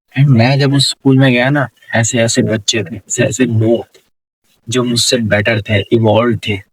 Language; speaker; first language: Hindi; native; Hindi